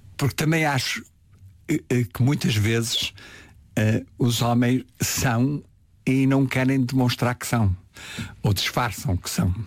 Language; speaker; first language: Portuguese; native; Portuguese